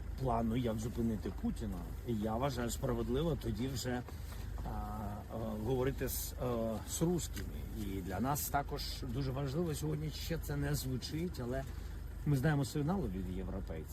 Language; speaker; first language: Ukrainian; non-native, local second language; Russian